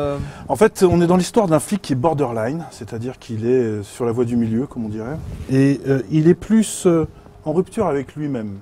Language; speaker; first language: French; native; French